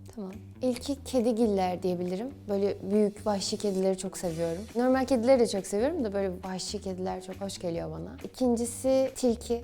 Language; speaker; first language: Turkish; native; Turkish